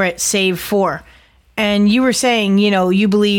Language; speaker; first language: English; native; English